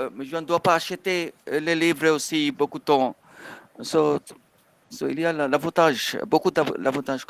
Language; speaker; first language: French; non-native, fluent; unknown